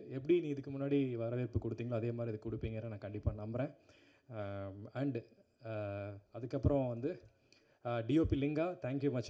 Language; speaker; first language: Tamil; native; Tamil